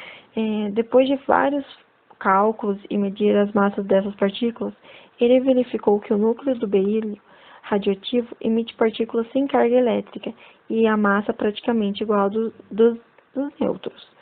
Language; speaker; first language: Portuguese; native; Portuguese